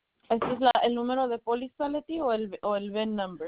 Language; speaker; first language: Spanish; early bilingual, heritage; Spanish